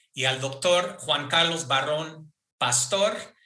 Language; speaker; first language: Spanish; non-native, fluent; English